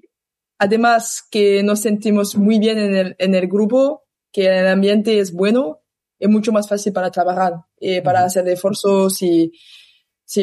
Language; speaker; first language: Spanish; non-native, learner; French